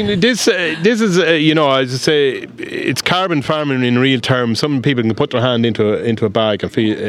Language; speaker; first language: English; native; English